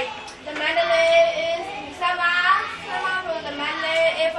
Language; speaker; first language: English; non-native, learner; Burmese